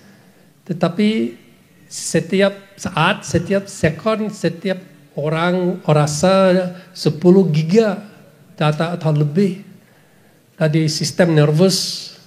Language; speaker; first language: Indonesian; non-native, fluent; English